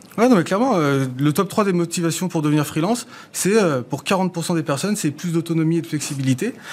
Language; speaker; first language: French; native; French